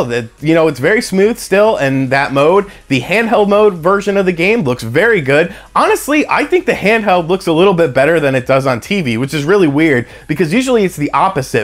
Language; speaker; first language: English; native; English